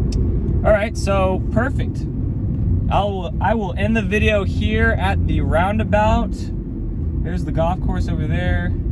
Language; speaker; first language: English; native; English